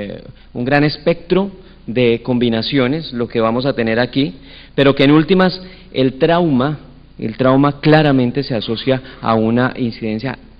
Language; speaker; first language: Spanish; native; Spanish